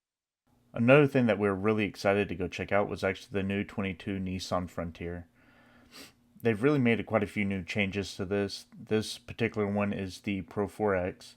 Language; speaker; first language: English; native; English